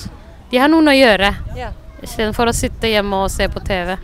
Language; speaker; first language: Norwegian; non-native, learner; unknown